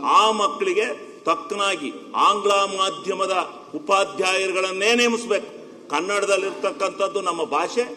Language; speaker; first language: Kannada; native; Kannada